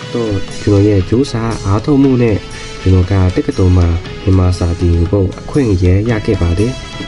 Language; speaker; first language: Burmese; non-native, learner; Chinese